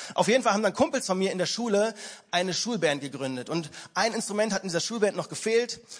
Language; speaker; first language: German; native; German